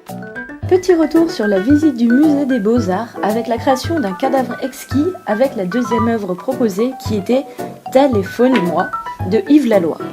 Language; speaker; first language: French; native; French